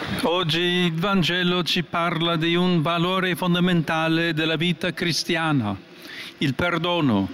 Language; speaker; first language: Italian; non-native, fluent; English